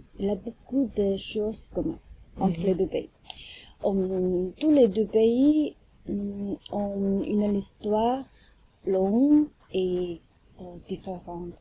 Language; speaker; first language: French; non-native, learner; Chinese